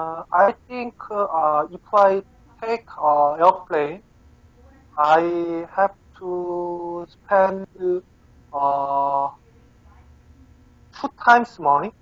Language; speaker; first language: English; non-native, learner; Korean